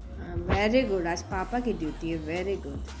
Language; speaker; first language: Hindi; native; Hindi